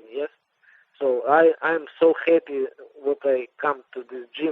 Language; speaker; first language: English; non-native, learner; Russian